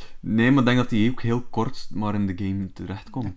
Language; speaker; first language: Dutch; native; Dutch